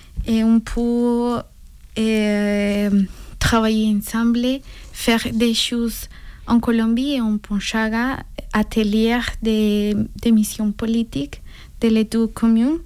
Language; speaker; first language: French; non-native, learner; Spanish